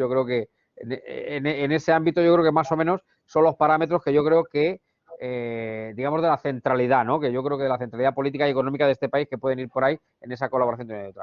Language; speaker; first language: Spanish; native; Spanish